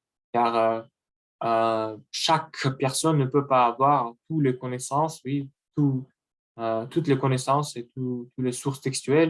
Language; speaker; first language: French; non-native, learner; Russian